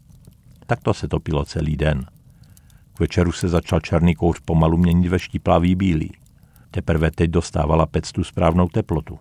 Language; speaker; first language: Czech; native; Czech